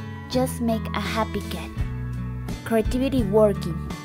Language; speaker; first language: English; non-native, learner; Spanish